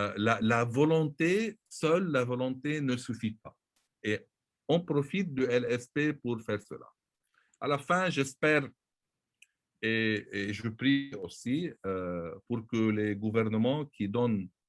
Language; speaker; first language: French; non-native, local second language; Arabic